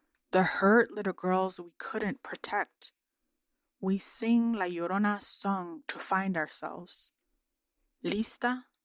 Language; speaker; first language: English; early bilingual, other home language; Spanish